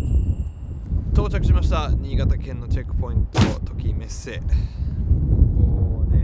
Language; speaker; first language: Japanese; non-native, fluent; English